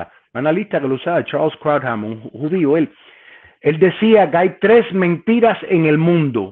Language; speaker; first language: Spanish; native; Spanish